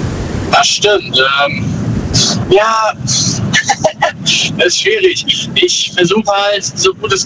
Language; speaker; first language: German; native; German